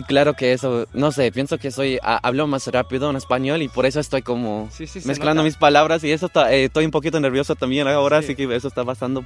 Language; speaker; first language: Spanish; non-native, fluent; English